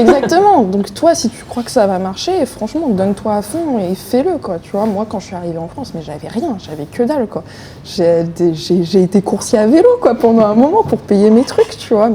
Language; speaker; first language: French; native; French